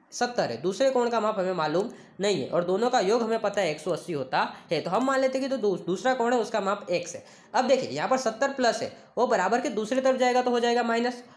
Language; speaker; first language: Hindi; non-native, local second language; Gujarati